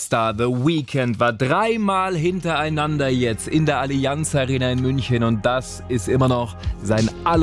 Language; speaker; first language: German; native; German